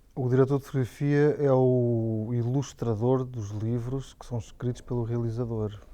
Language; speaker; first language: Portuguese; native; Portuguese